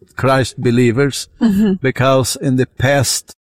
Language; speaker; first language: English; non-native, fluent; Portuguese